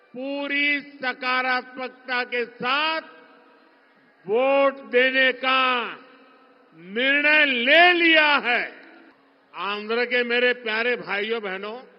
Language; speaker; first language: Hindi; non-native, local second language; Gujarati